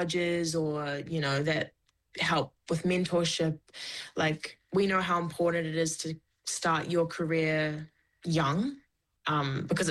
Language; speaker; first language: English; native; English